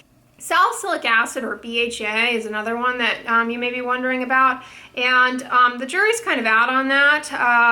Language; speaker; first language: English; native; English